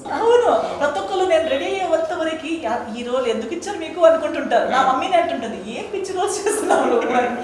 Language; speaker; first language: Telugu; non-native, fluent; Konkani